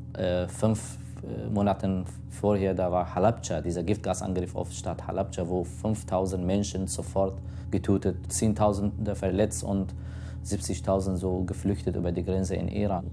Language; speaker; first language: German; non-native, fluent; Kurdish